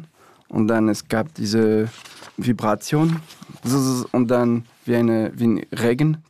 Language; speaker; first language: German; non-native, fluent; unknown